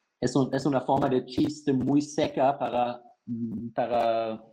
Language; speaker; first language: Spanish; non-native, fluent; German